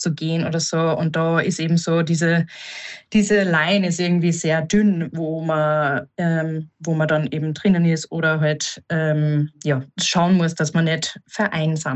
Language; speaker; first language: German; native; German